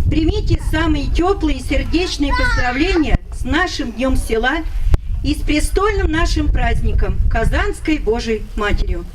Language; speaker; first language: Russian; native; Russian